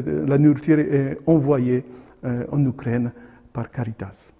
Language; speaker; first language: French; non-native, fluent; Polish